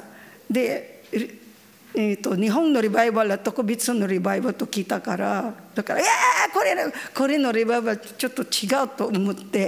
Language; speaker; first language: Japanese; non-native, learner; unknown